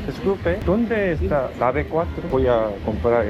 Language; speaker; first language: Spanish; non-native, learner; Korean